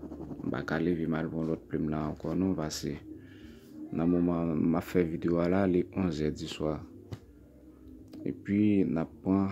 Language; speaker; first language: French; non-native, learner; Haitian Creole